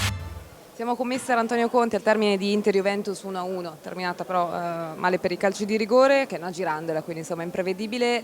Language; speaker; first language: Italian; native; Italian